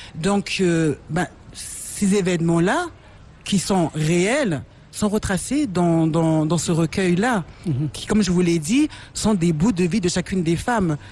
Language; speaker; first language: French; non-native, local second language; Lingala